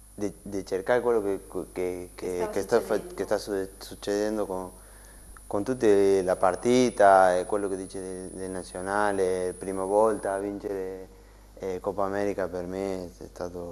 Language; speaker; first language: Italian; non-native, learner; Spanish